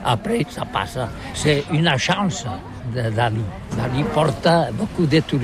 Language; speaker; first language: French; non-native, learner; Catalan